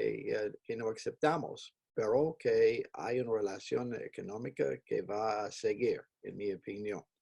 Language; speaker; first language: Spanish; non-native, fluent; English